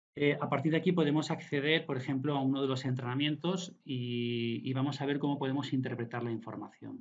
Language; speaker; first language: Spanish; native; Spanish